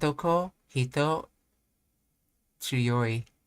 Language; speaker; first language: Japanese; non-native, learner; English